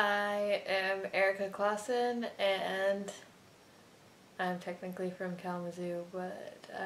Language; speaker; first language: English; native; English